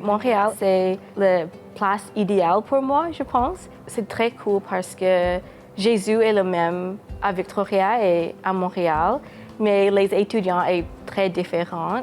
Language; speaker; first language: French; non-native, fluent; English